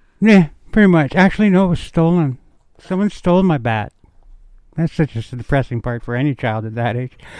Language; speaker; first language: English; native; English